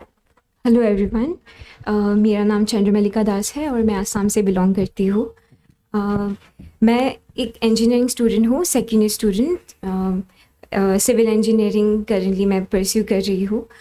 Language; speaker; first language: Hindi; non-native, local second language; Assamese